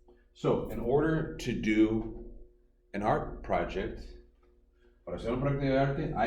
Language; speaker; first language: Spanish; non-native, fluent; English